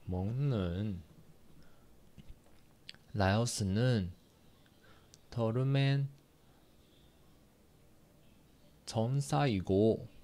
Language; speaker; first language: Korean; non-native, learner; Chinese